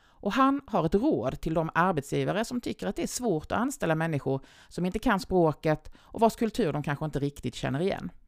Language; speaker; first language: Swedish; native; Swedish